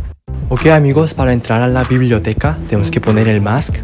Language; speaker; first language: Spanish; non-native, learner; Korean